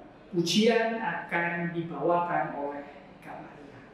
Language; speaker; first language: Indonesian; native; Indonesian